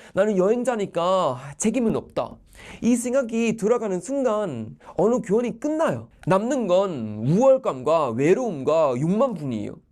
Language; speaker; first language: Korean; non-native, fluent; Swedish